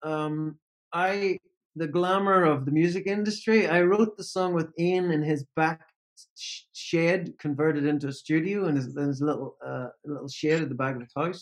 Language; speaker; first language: English; native; English